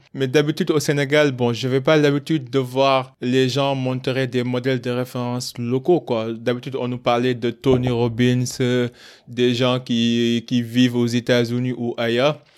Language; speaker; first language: French; non-native, local second language; Wolof